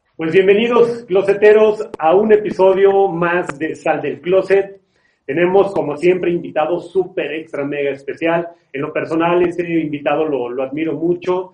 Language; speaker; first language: Spanish; native; Spanish